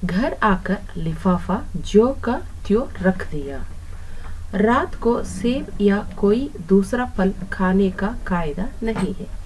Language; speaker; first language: Hindi; non-native, local second language; Kannada